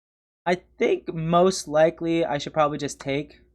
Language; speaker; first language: English; native; English